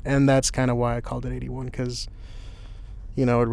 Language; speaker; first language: English; native; English